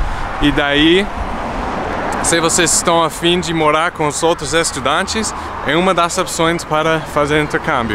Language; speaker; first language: Portuguese; non-native, fluent; English